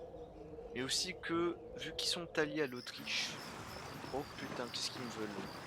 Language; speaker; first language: French; native; French